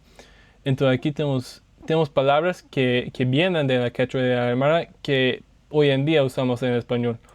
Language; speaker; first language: Spanish; non-native, learner; English